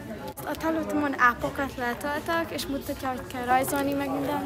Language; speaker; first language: Hungarian; early bilingual, heritage; Hungarian